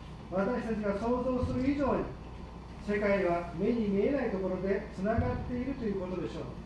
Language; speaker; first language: Japanese; native; Japanese